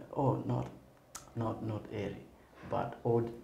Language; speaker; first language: English; non-native, local second language; Nyanja